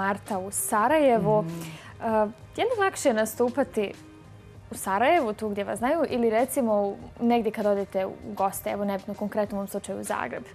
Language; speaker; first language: Croatian; native; Croatian